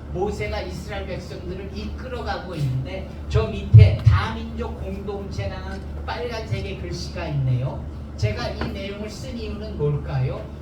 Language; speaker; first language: Korean; native; Korean